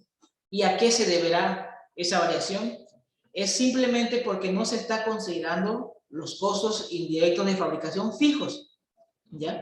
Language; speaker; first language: Spanish; native; Spanish